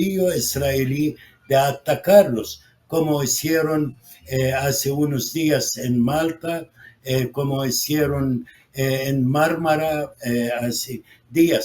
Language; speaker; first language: Spanish; non-native, fluent; Arabic